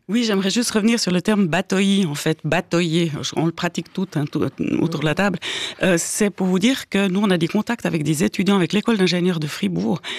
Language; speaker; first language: French; native; French